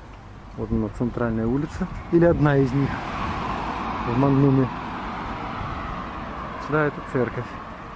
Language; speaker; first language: Russian; native; Russian